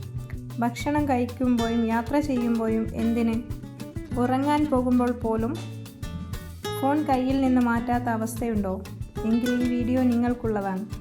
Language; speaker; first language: Malayalam; native; Malayalam